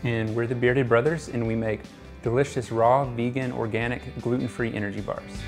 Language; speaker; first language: English; native; English